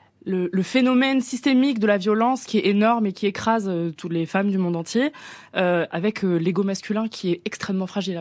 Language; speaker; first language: French; native; French